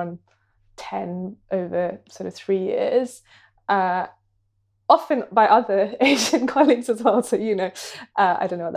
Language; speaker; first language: English; non-native, local second language; Hindi